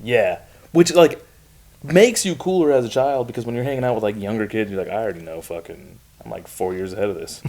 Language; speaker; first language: English; native; English